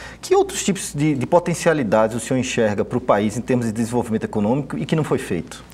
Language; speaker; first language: Portuguese; native; Portuguese